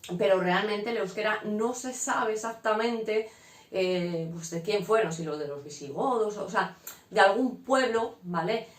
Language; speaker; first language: Spanish; native; Spanish